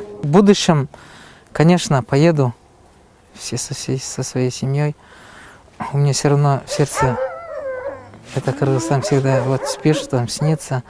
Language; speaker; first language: Russian; non-native, local second language; Kyrgyz